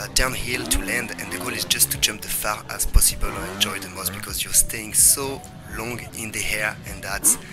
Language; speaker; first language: English; non-native, fluent; French